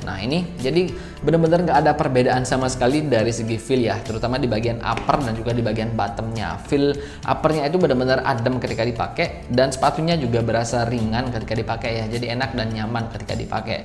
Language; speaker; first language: Indonesian; native; Indonesian